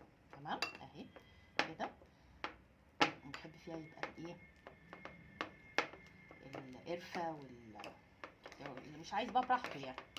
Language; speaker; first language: Arabic; native; Arabic